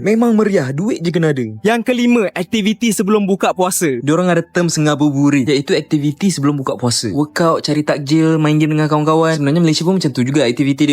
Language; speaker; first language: Malay; native; Malay